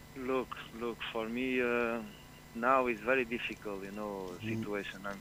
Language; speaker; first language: English; non-native, fluent; Portuguese